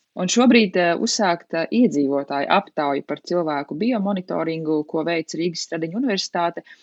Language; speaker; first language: Latvian; native; Latvian